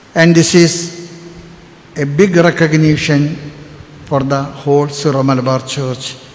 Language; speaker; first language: English; non-native, local second language; Malayalam